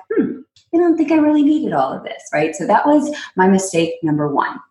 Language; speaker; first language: English; native; English